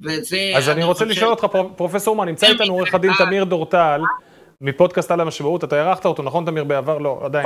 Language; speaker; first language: Hebrew; native; Hebrew